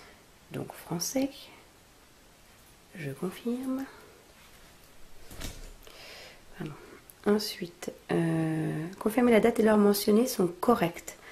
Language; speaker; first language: French; native; French